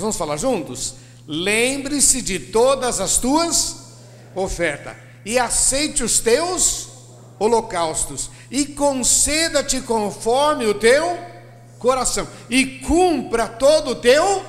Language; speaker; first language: Portuguese; native; Portuguese